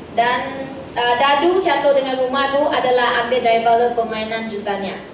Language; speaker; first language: Malay; non-native, local second language; Chinese